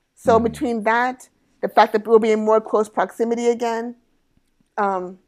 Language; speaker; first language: English; native; English